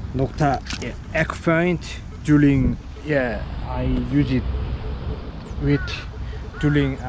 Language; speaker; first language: English; non-native, learner; Korean